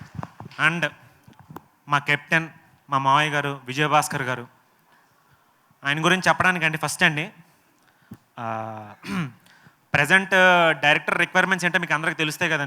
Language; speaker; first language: Telugu; native; Telugu